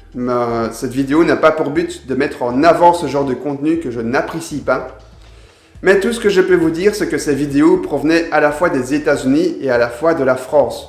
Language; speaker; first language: French; native; French